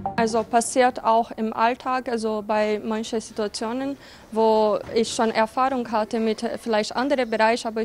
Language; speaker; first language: German; non-native, fluent; Bosnian